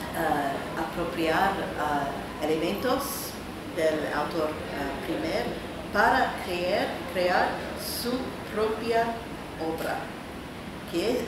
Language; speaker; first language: Spanish; non-native, learner; English